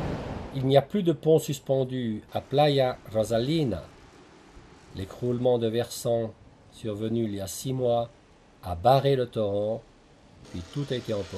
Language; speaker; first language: French; native; French